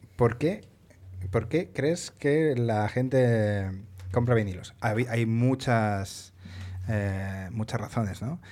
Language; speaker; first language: Spanish; native; Spanish